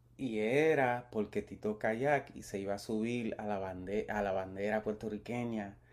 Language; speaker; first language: Spanish; early bilingual, heritage; Spanish